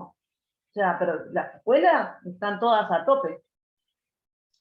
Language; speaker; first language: Spanish; native; Spanish